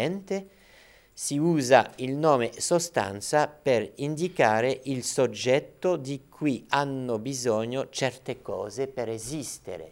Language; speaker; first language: Italian; non-native, fluent; French